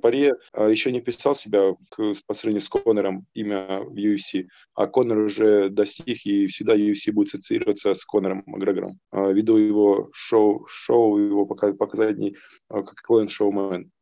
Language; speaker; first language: Russian; native; Russian